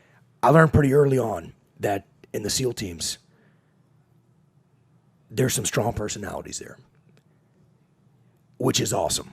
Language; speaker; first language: English; native; English